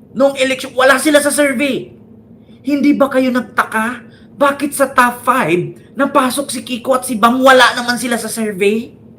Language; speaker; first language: Filipino; native; Filipino